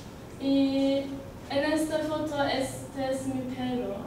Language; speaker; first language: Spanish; non-native, learner; Turkish